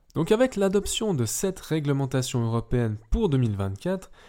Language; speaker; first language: French; native; French